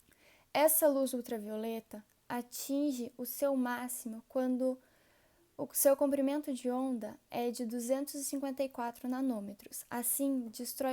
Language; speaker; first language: Portuguese; native; Portuguese